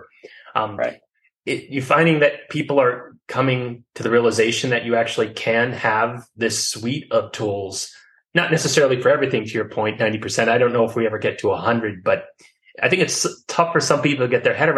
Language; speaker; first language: English; native; English